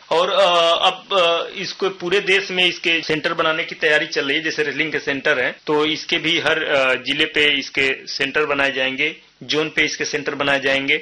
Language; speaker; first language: Hindi; native; Hindi